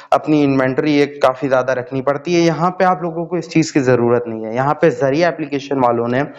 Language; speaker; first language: Urdu; native; Urdu